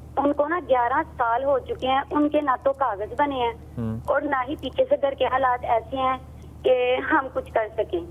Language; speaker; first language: Urdu; non-native, local second language; Punjabi